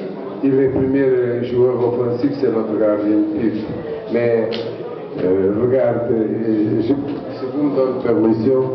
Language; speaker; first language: French; non-native, fluent; Portuguese